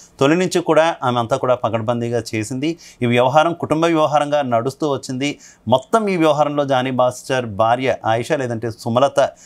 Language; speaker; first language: Telugu; native; Telugu